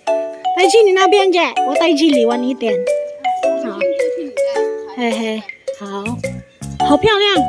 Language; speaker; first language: Chinese; non-native, learner; Filipino